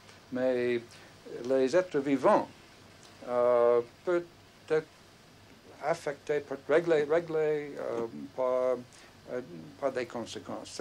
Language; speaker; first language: French; non-native, fluent; English